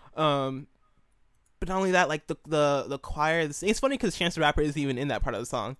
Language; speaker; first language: English; native; English